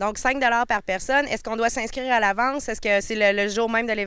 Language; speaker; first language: French; native; French